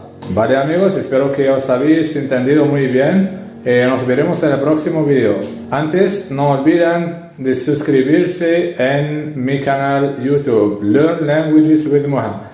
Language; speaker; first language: Spanish; non-native, fluent; Arabic